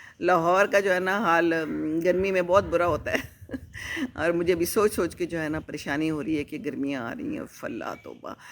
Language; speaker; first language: Urdu; native; Urdu